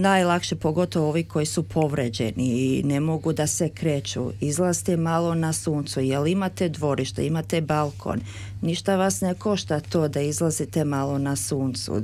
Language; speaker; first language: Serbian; early bilingual, heritage; Serbian